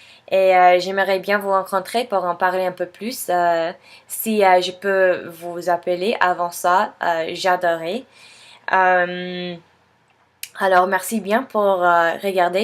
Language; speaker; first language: French; non-native, fluent; English